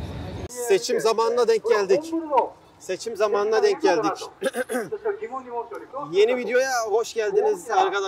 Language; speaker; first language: Turkish; native; Turkish